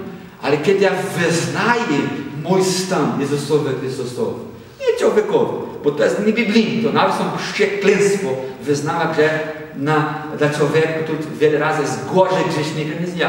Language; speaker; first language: Polish; non-native, learner; Portuguese